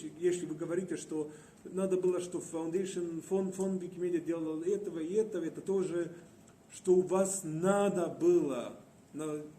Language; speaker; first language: Russian; non-native, fluent; Estonian